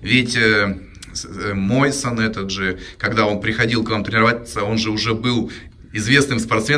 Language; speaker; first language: Russian; native; Russian